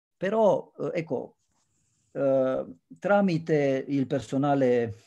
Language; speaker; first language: Italian; non-native, fluent; Romanian